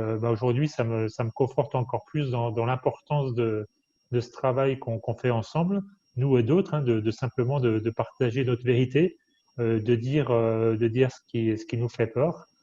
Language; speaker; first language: French; native; French